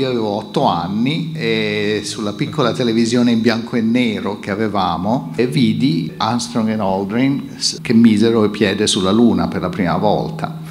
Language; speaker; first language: Italian; native; Italian